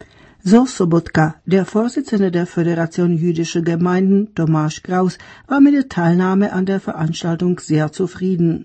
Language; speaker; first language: German; native; German